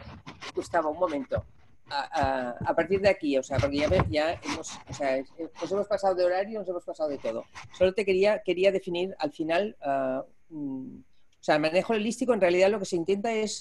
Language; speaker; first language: Spanish; native; Spanish